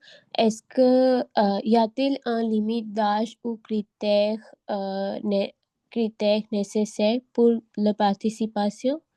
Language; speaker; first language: French; non-native, learner; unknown